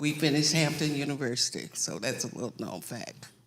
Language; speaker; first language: English; native; English